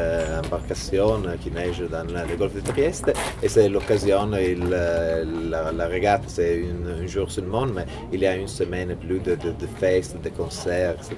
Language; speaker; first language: French; non-native, fluent; Italian